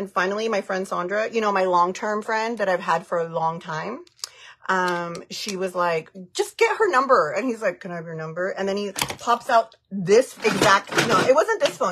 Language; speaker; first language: English; early bilingual, other home language; Spanish